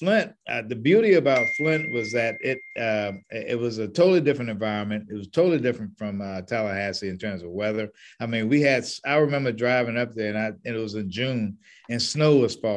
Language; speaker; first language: English; native; English